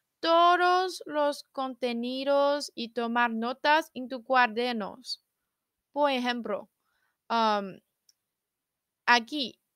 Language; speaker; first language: Spanish; non-native, learner; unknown